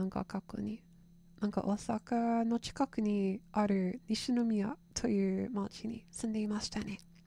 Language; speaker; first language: Japanese; non-native, learner; English